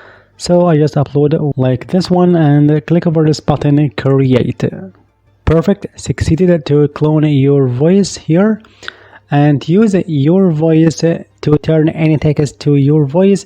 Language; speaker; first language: English; non-native, fluent; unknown